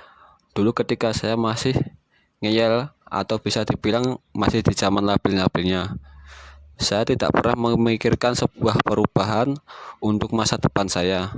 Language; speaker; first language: Indonesian; native; Indonesian